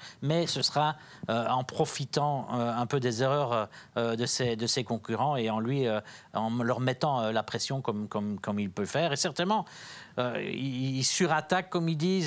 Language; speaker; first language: French; native; French